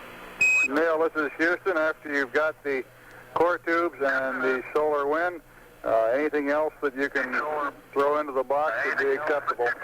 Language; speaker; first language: English; native; English